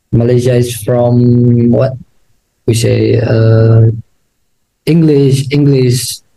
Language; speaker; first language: English; non-native, learner; Indonesian